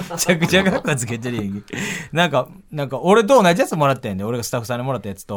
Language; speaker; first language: Japanese; native; Japanese